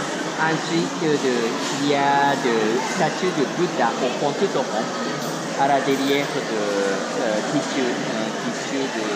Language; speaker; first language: French; non-native, learner; Japanese